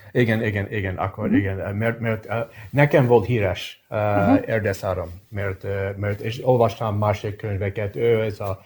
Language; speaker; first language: Hungarian; early bilingual, heritage; English